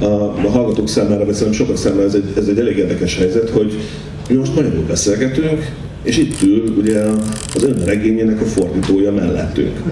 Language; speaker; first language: Hungarian; native; Hungarian